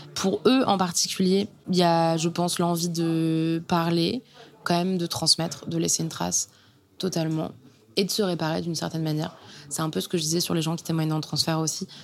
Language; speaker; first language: French; native; French